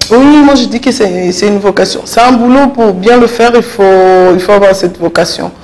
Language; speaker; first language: French; non-native, local second language; Lingala